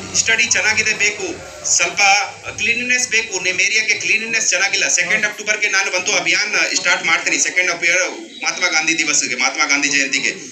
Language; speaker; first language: Kannada; non-native, learner; Hindi